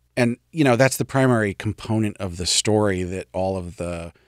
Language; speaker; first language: English; native; English